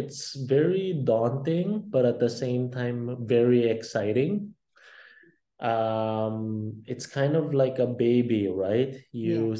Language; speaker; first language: English; non-native, local second language; Filipino